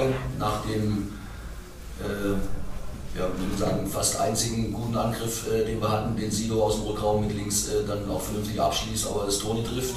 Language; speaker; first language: German; native; German